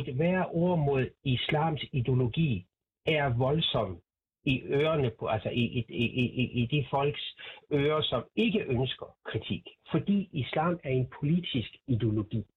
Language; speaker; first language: Danish; non-native, fluent; Persian